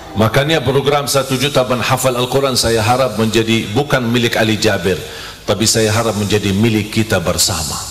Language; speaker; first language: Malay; non-native, fluent; Arabic